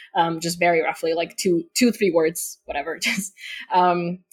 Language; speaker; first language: English; non-native, fluent; Slovak